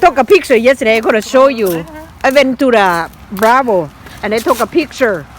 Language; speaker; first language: English; non-native, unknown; Thai